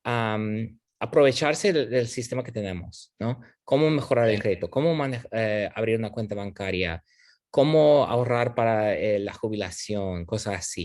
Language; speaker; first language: Spanish; non-native, fluent; English